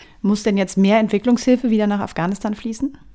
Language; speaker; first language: German; native; German